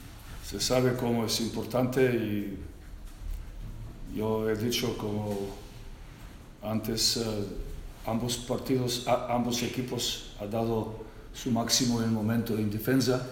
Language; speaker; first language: Spanish; non-native, learner; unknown